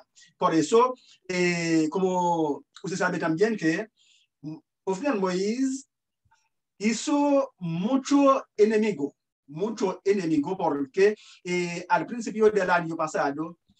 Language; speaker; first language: Spanish; non-native, fluent; Haitian Creole